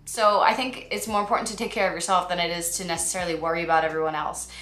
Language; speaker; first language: English; native; English